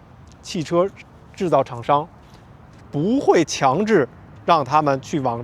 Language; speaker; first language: Chinese; native; Chinese